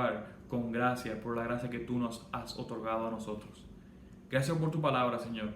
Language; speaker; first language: Spanish; native; Spanish